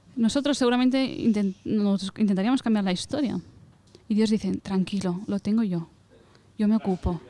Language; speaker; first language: Spanish; non-native, fluent; English